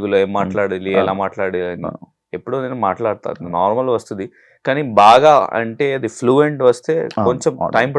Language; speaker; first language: Telugu; non-native, learner; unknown